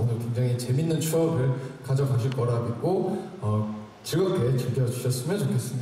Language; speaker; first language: Korean; native; Korean